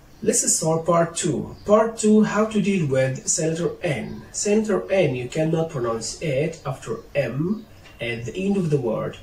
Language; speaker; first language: English; non-native, fluent; Arabic